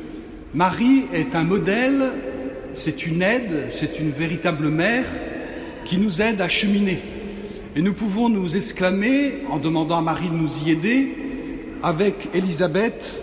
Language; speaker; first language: French; native; French